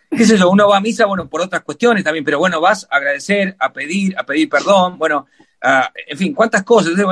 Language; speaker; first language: Spanish; native; Spanish